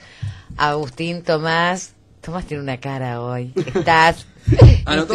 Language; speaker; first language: Spanish; native; Spanish